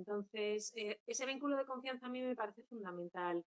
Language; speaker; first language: Spanish; non-native, local second language; Galician